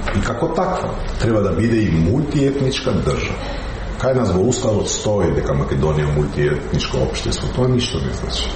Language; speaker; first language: Macedonian; non-native, local second language; Albanian